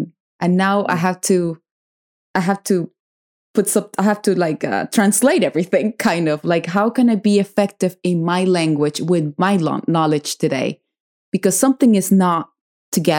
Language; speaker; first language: English; non-native, fluent; Spanish